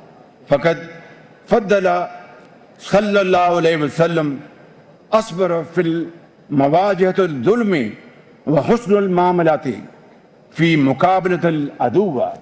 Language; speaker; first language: Arabic; non-native, learner; Urdu